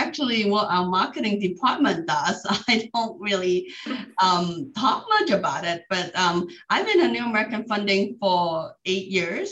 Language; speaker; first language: English; non-native, local second language; Cantonese